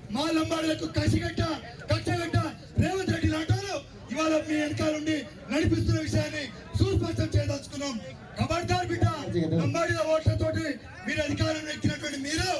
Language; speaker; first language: Telugu; non-native, local second language; Lambadi